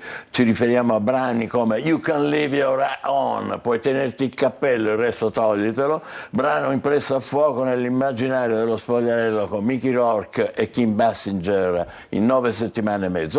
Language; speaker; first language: Italian; native; Italian